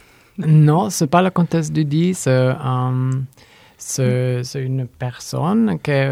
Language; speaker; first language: French; non-native, learner; Polish